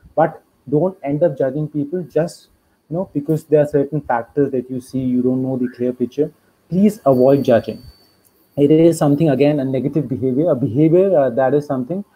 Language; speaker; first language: English; non-native, local second language; Hindi